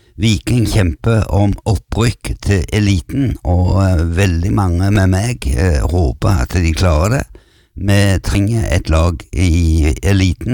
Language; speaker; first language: Norwegian; native; Norwegian